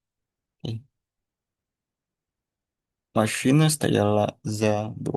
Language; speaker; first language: Russian; non-native, learner; Indonesian